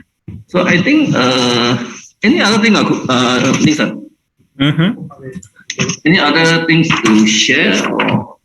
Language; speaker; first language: English; non-native, local second language; Chinese